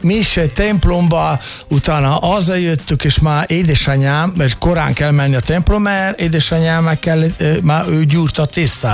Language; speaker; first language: Hungarian; non-native, fluent; Italian